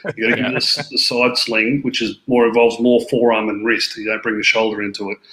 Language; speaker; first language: English; native; English